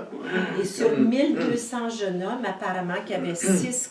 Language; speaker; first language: French; native; French